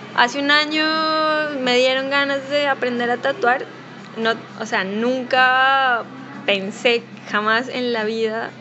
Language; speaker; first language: Spanish; native; Spanish